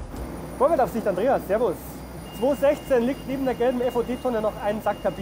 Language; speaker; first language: German; native; German